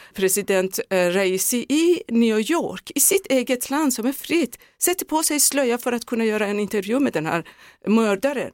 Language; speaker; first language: Swedish; non-native, fluent; Persian